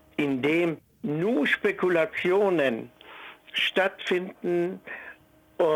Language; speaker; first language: German; non-native, fluent; Persian